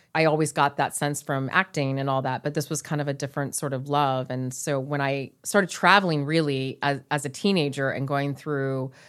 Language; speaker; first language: English; native; English